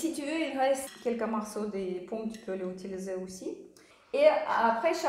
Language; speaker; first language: French; non-native, learner; Russian